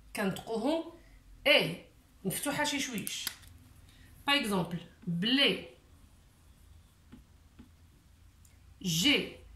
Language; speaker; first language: French; non-native, local second language; Arabic